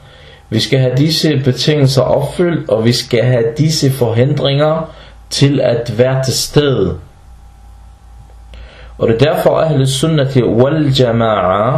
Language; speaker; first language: Danish; early bilingual, other home language; Arabic